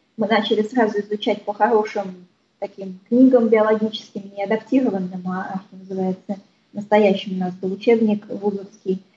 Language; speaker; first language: Russian; native; Russian